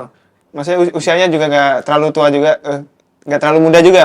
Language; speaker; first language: Indonesian; native; Indonesian